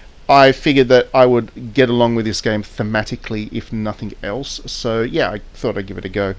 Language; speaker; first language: English; native; English